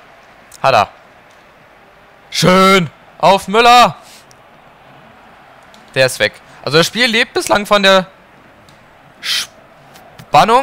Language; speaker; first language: German; native; German